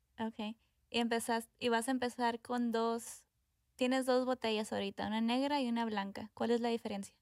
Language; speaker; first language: Spanish; early bilingual, heritage; Spanish